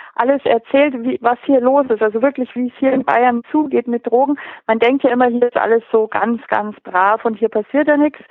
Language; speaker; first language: German; native; German